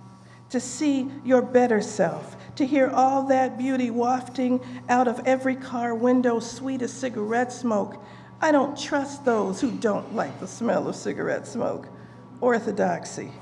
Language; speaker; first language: English; native; English